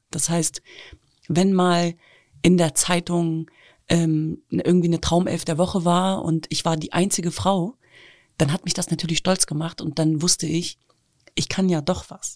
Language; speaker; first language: German; native; German